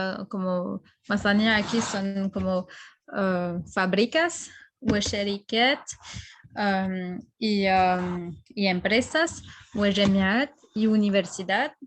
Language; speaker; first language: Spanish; non-native, fluent; French